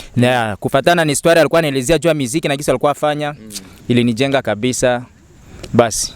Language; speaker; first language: Swahili; native; Swahili